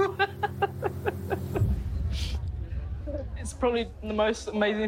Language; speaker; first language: English; native; English